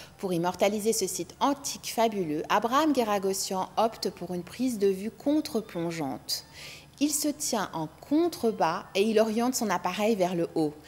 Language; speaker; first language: French; non-native, local second language; Arabic